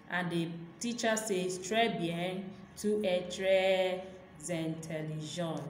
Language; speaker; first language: French; non-native, fluent; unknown